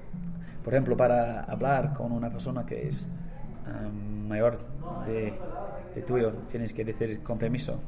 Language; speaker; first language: Spanish; non-native, learner; English